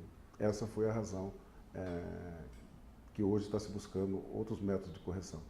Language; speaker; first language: Portuguese; native; Portuguese